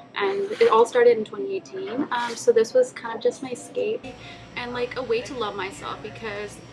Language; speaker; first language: English; early bilingual, other home language; Punjabi